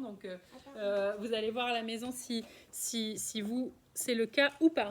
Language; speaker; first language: French; native; French